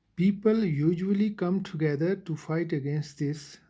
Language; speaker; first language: English; non-native, local second language; Urdu